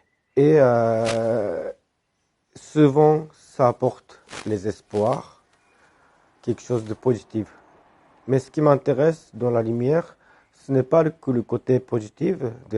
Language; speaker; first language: French; non-native, fluent; Japanese